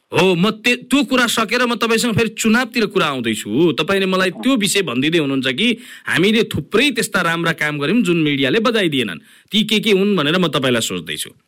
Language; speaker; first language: Nepali; native; Nepali